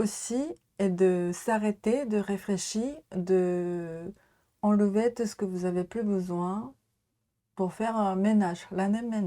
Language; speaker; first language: French; non-native, learner; Japanese